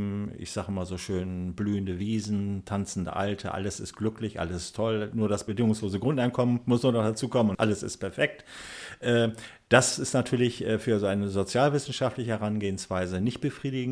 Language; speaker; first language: German; native; German